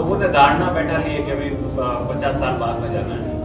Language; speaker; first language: Hindi; native; Hindi